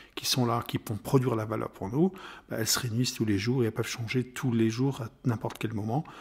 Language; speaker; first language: French; non-native, fluent; German